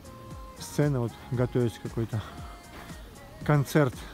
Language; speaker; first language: Russian; native; Russian